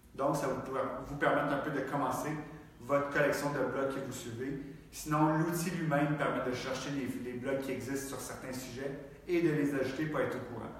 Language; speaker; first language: French; native; French